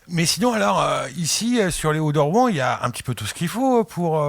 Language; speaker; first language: French; native; French